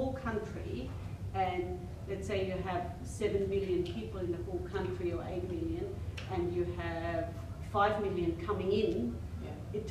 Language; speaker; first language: English; non-native, fluent; German